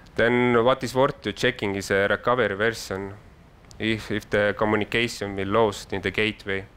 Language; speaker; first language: English; non-native, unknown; Estonian